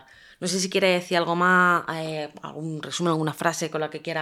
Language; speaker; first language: Spanish; native; Spanish